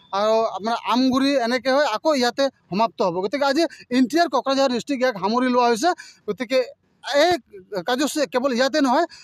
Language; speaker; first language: Assamese; non-native, local second language; Santali